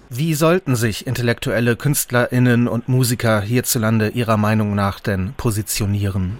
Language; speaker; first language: German; native; German